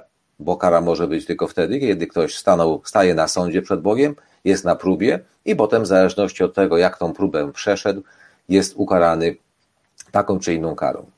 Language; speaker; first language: Polish; native; Polish